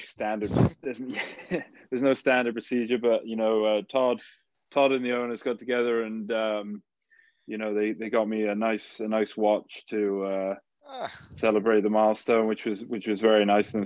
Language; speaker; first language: English; native; English